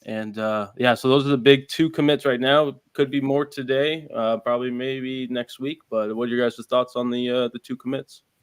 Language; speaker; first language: English; native; English